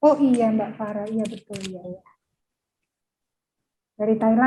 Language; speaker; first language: Indonesian; native; Indonesian